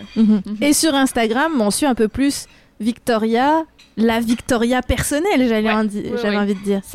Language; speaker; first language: French; native; French